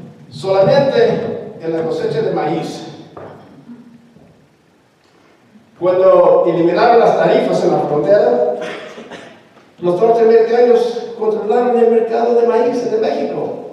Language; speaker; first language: Spanish; early bilingual, heritage; Spanish